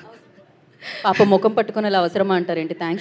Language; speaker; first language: Telugu; native; Telugu